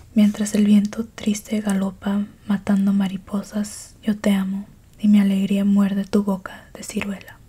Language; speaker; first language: Spanish; early bilingual, heritage; Spanish